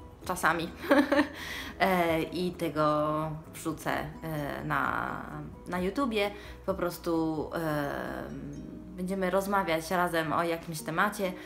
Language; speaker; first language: Polish; early bilingual, heritage; Polish